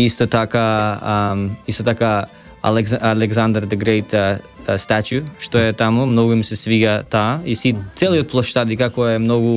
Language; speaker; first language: Macedonian; early bilingual, heritage; Macedonian